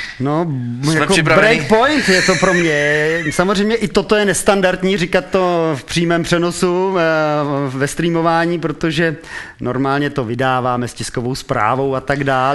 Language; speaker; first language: Czech; native; Czech